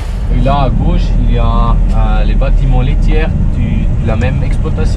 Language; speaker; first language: French; non-native, fluent; German